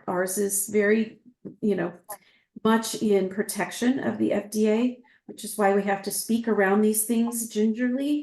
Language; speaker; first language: English; native; English